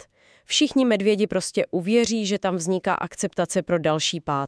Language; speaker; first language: Czech; native; Czech